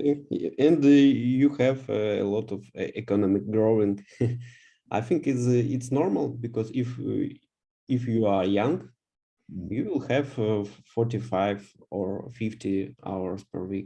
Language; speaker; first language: English; non-native, learner; Russian